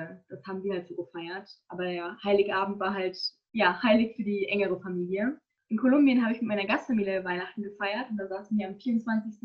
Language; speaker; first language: German; native; German